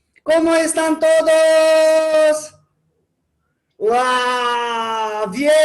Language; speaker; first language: Spanish; non-native, learner; Korean